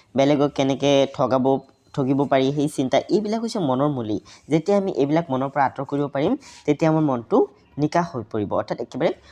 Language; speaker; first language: Assamese; native; Assamese